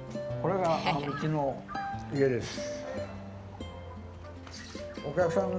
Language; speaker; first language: Japanese; native; Japanese